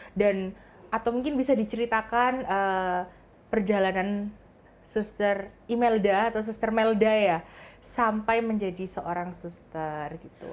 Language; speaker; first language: Indonesian; native; Indonesian